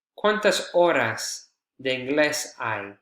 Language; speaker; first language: Spanish; non-native, fluent; English